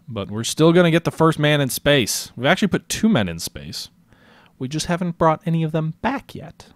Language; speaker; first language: English; native; English